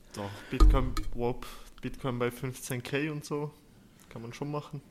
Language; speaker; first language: German; early bilingual, other home language; Turkish